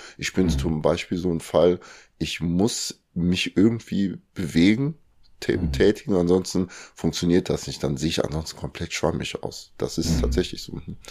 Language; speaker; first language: German; early bilingual, other home language; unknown